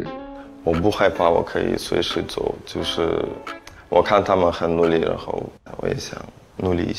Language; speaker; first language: Chinese; non-native, fluent; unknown